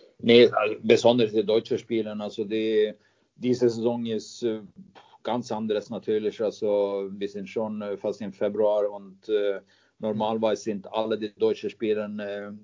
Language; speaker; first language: German; non-native, fluent; Swedish